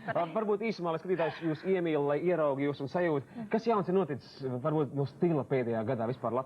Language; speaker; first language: Latvian; native; Latvian